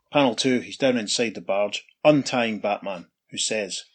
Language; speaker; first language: English; native; English